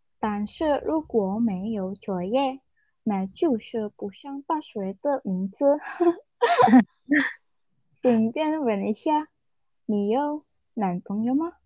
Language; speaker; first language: Chinese; non-native, learner; Indonesian